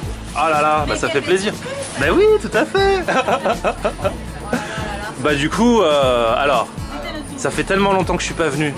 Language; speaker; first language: French; native; French